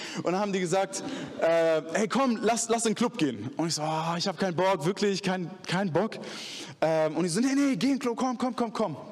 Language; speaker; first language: German; early bilingual, other home language; Arabic